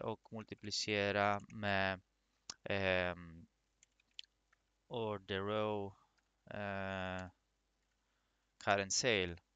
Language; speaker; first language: Swedish; non-native, fluent; Greek